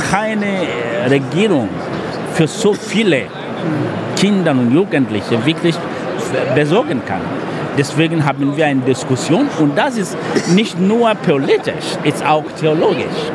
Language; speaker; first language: German; non-native, fluent; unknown